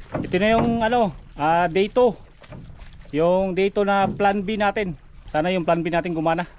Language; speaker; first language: Filipino; non-native, local second language; Cebuano